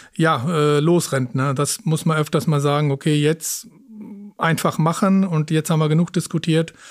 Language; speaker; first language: German; early bilingual, other home language; Punjabi